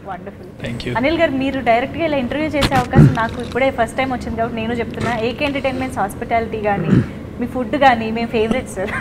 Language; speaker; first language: Telugu; native; Telugu